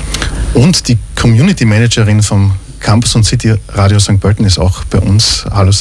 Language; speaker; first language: German; native; German